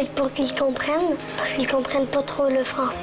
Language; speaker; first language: French; early bilingual, other home language; Arabic